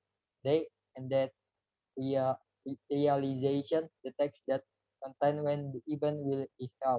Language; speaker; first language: English; non-native, learner; Indonesian